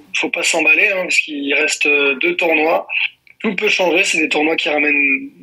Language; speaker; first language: French; native; French